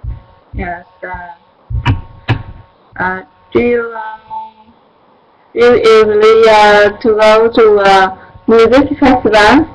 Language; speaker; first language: English; non-native, learner; Vietnamese